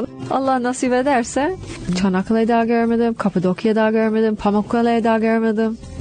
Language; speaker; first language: Turkish; non-native, fluent; English